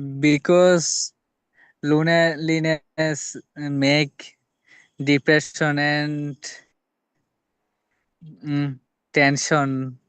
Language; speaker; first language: English; non-native, learner; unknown